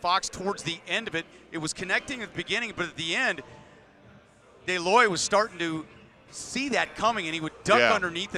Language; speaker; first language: English; native; English